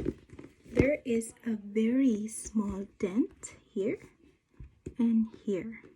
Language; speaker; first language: English; non-native, fluent; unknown